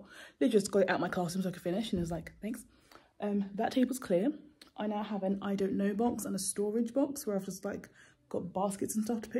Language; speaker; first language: English; native; English